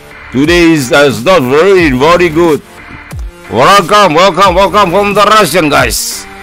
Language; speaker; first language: English; non-native, local second language; Malay